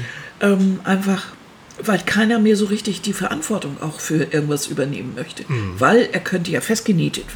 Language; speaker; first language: German; native; German